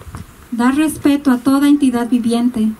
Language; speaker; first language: Spanish; native; Spanish